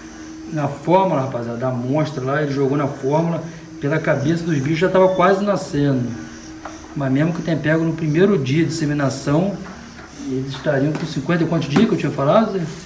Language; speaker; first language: Portuguese; native; Portuguese